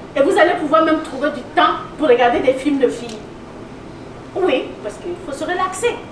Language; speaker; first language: French; native; French